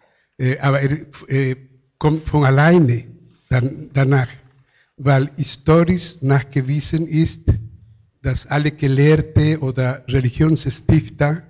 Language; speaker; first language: German; non-native, fluent; Spanish